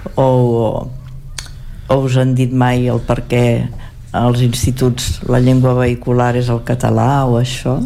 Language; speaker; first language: Catalan; native; Catalan